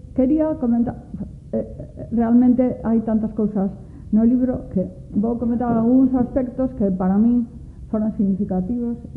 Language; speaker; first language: Spanish; non-native, local second language; Galician